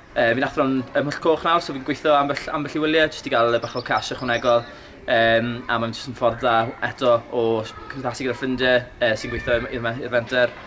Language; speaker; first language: Welsh; native; Welsh